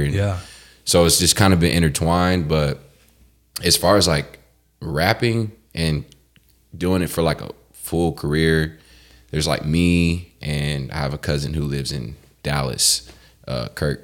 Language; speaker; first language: English; native; English